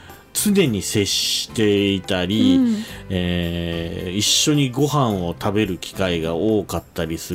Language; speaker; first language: Japanese; native; Japanese